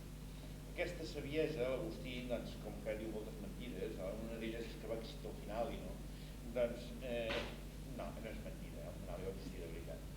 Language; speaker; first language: Catalan; native; Catalan